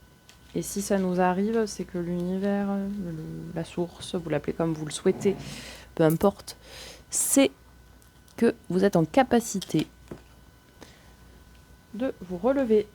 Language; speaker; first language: French; native; French